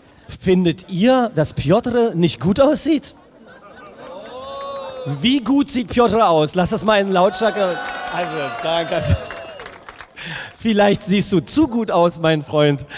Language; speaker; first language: German; native; German